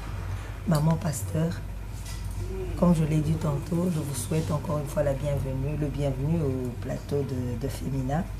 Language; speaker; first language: French; non-native, local second language; Lingala